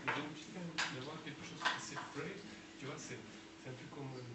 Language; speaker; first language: French; non-native, fluent; Russian